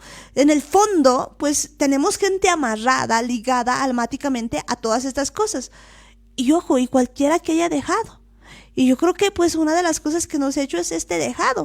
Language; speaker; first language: Spanish; native; Spanish